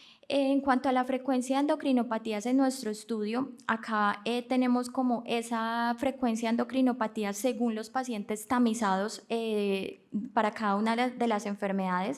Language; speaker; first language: Spanish; native; Spanish